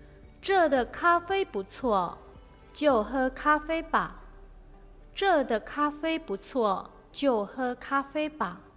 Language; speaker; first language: Chinese; non-native, fluent; Indonesian